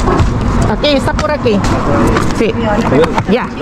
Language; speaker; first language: Spanish; non-native, fluent; Filipino